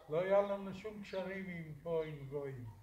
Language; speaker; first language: Hebrew; non-native, fluent; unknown